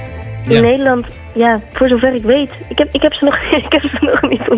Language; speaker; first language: Dutch; native; Dutch